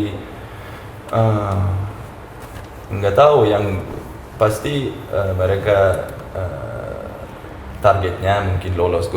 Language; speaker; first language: Indonesian; non-native, fluent; Uzbek